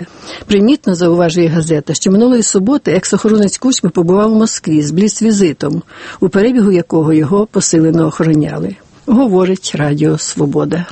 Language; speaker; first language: Ukrainian; native; Ukrainian